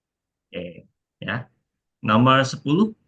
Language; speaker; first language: Indonesian; native; Indonesian